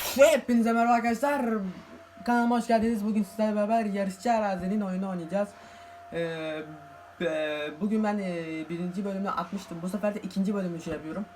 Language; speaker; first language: Turkish; native; Turkish